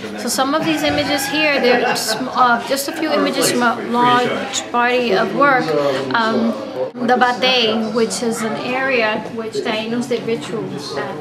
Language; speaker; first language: English; early bilingual, other home language; Spanish